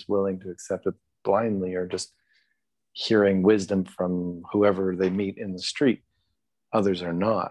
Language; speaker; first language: English; native; English